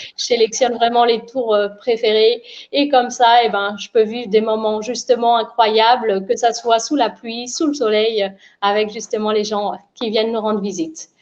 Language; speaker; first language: French; native; French